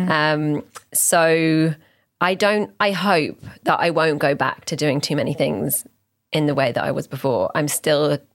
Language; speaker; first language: English; native; English